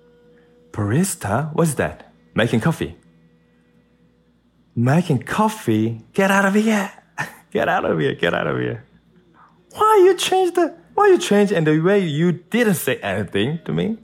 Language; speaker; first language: English; non-native, learner; Korean